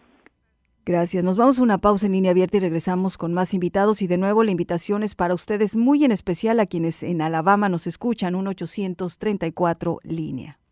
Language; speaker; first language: Spanish; native; Spanish